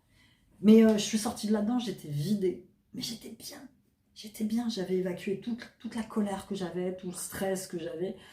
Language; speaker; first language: French; native; French